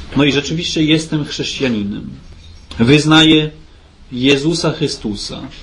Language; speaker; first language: Polish; early bilingual, heritage; Polish